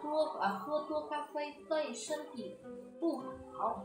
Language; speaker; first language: Chinese; non-native, fluent; Vietnamese